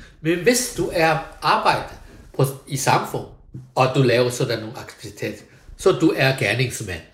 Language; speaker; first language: Danish; non-native, fluent; Chinese